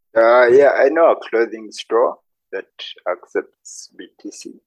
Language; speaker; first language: English; non-native, local second language; Ganda